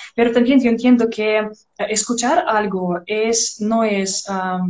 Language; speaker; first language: Spanish; non-native, learner; Russian